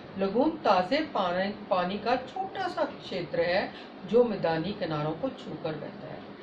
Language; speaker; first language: Hindi; native; Hindi